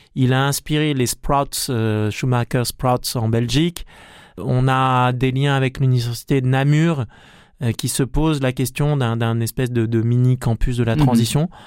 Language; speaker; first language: French; native; French